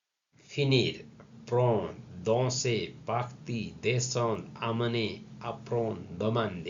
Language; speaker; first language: French; non-native, learner; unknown